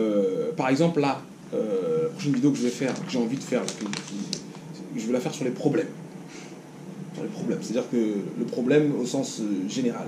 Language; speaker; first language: French; native; French